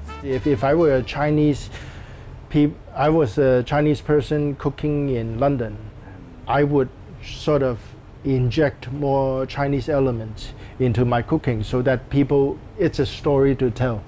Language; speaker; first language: English; non-native, local second language; Cantonese